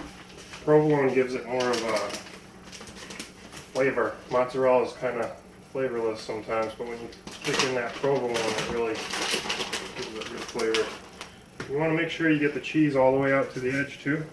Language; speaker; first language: English; native; English